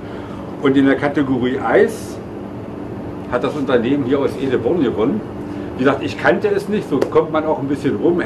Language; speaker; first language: German; native; German